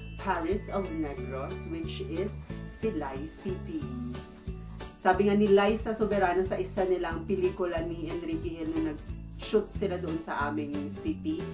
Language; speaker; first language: Filipino; non-native, local second language; Hiligaynon